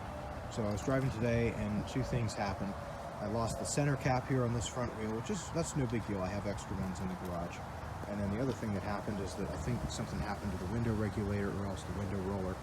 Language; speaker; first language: English; native; English